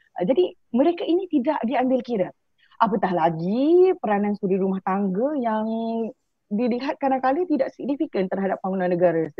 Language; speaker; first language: Malay; native; Malay